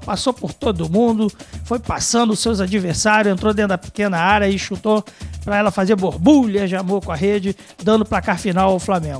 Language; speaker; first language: Portuguese; native; Portuguese